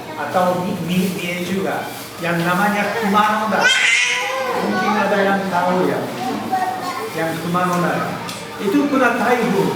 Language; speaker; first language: Indonesian; non-native, fluent; Japanese